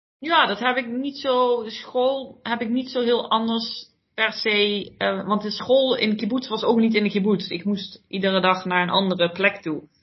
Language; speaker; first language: Dutch; early bilingual, heritage; Dutch